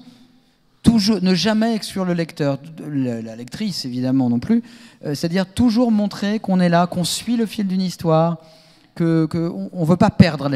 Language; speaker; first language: French; native; French